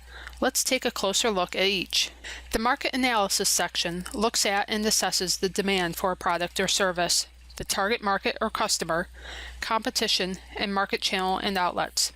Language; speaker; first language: English; native; English